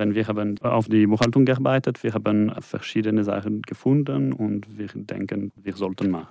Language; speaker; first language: German; non-native, local second language; French